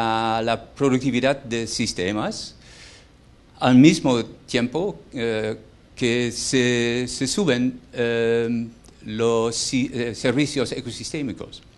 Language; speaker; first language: Spanish; non-native, fluent; Dutch